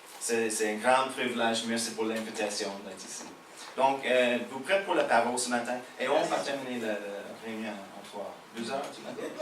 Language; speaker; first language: French; non-native, fluent; English